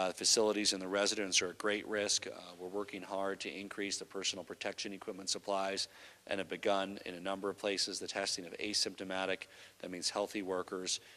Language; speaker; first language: English; native; English